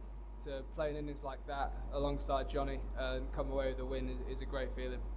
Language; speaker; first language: English; native; English